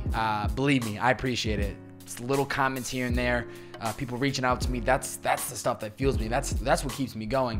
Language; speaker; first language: English; native; English